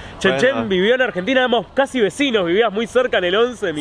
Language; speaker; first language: Spanish; native; Spanish